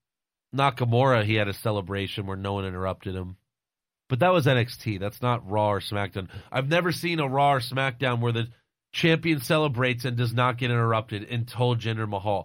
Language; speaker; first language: English; native; English